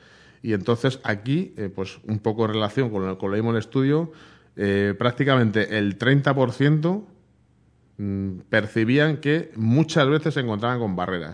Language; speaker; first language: Spanish; native; Spanish